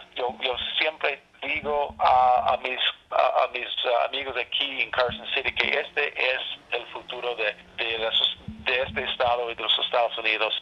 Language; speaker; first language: Spanish; non-native, learner; English